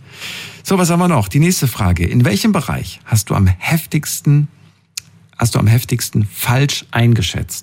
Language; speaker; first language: German; native; German